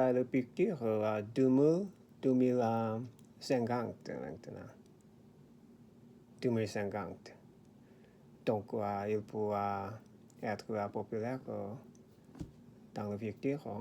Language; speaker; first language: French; non-native, learner; Korean